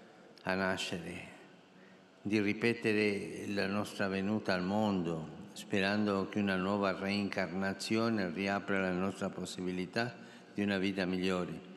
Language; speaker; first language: Italian; non-native, fluent; Spanish